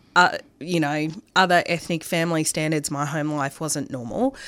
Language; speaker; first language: English; non-native, local second language; Arabic